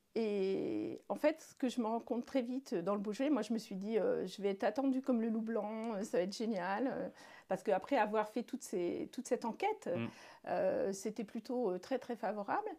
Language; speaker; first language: French; native; French